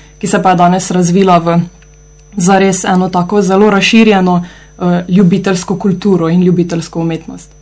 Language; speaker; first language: Slovenian; native; Slovenian